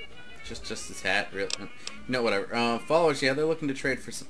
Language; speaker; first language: English; native; English